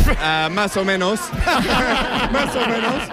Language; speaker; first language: Spanish; non-native, learner; English